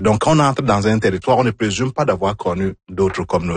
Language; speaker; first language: French; non-native, fluent; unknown